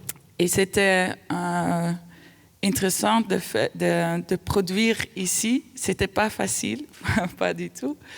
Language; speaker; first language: French; non-native, fluent; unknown